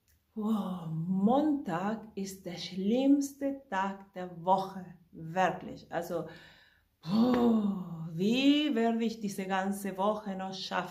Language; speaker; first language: German; non-native, fluent; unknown